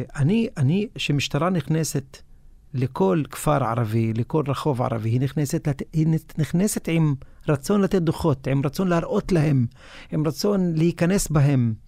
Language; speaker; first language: Hebrew; non-native, local second language; Arabic